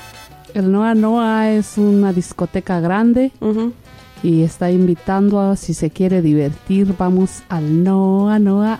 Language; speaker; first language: Spanish; native; Spanish